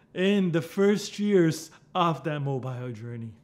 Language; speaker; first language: English; non-native, fluent; Portuguese